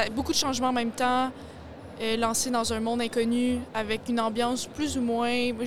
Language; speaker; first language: French; native; French